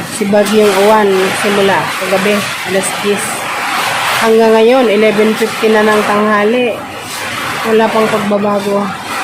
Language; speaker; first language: Filipino; non-native, local second language; Bikol